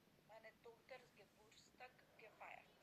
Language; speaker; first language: German; non-native, learner; Macedonian